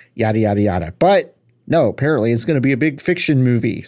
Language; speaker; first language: English; native; English